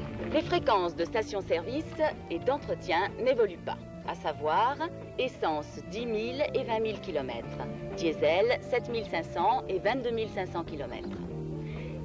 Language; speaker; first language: French; native; French